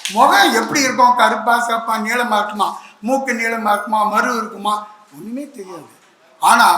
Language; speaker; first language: Tamil; native; Tamil